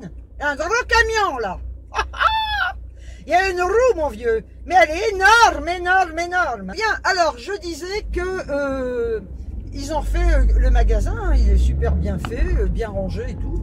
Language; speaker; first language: French; native; French